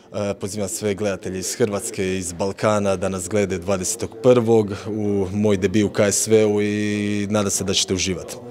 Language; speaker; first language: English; non-native, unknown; Croatian